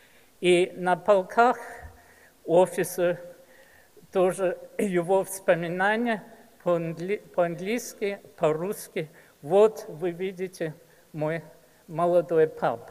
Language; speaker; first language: Russian; early bilingual, heritage; English